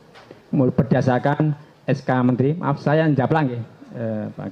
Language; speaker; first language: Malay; non-native, local second language; Javanese